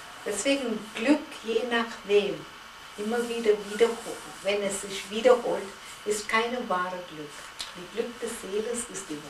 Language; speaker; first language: German; non-native, fluent; Gujarati